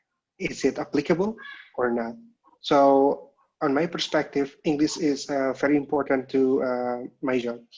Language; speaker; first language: English; non-native, local second language; Indonesian